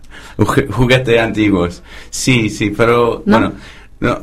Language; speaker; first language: Spanish; non-native, fluent; English